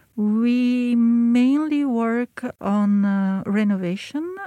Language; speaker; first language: English; non-native, fluent; Italian